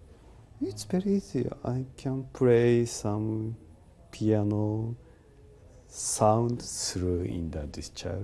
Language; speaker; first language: English; non-native, learner; Japanese